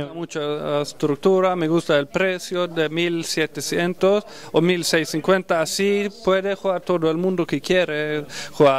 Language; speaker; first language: Spanish; non-native, fluent; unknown